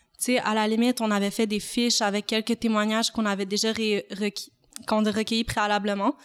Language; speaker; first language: French; native; French